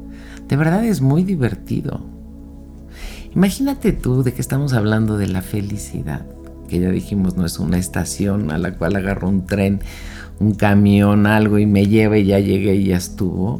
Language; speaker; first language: Spanish; native; Spanish